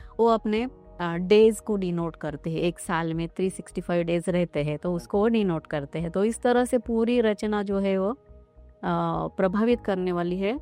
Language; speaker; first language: Hindi; non-native, local second language; Marathi